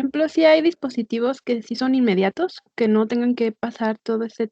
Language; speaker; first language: Spanish; native; Spanish